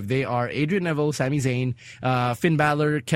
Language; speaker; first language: English; non-native, local second language; Filipino